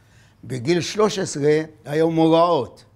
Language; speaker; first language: Hebrew; non-native, fluent; Arabic